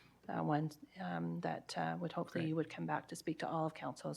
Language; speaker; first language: English; native; English